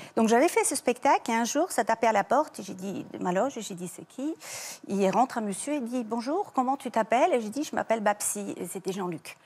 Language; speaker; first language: French; non-native, fluent; German